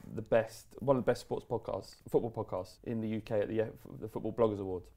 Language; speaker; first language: English; native; English